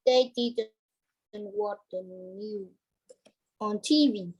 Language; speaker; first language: English; non-native, learner; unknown